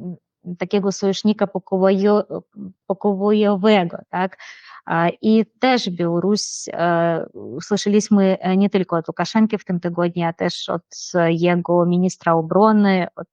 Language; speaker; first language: Polish; non-native, fluent; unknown